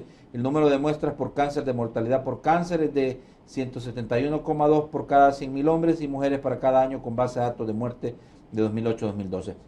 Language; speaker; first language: Spanish; native; Spanish